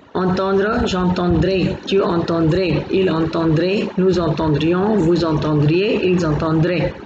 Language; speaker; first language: French; non-native, fluent; Gujarati